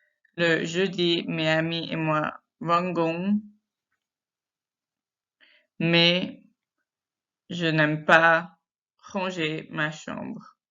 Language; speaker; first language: French; non-native, fluent; English